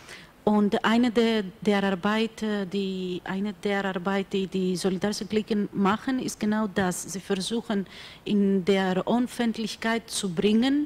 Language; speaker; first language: German; non-native, fluent; Greek